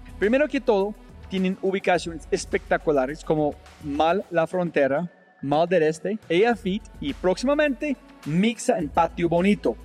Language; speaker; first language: Spanish; non-native, fluent; English